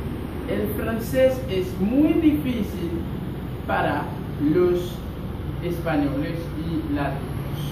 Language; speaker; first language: Spanish; non-native, fluent; Haitian Creole